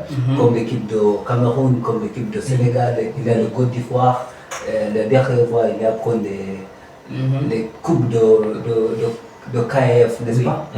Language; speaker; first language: French; non-native, learner; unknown